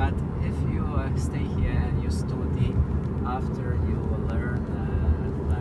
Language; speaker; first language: English; non-native, learner; Polish